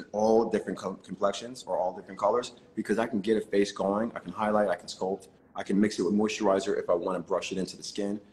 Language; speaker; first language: English; native; English